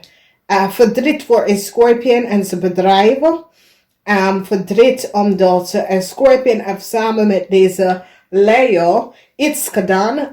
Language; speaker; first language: Dutch; non-native, learner; English